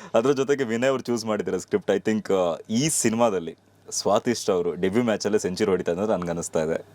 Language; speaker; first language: Kannada; native; Kannada